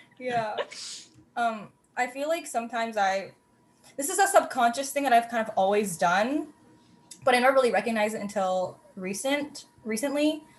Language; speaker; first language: English; native; English